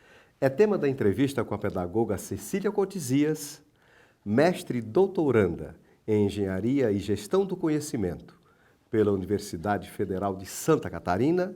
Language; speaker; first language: Portuguese; native; Portuguese